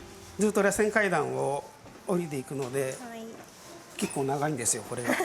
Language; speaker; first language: Japanese; native; Japanese